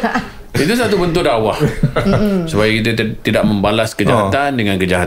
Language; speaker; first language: Malay; native; Malay